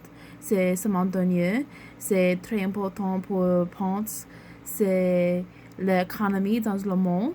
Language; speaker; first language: French; non-native, learner; English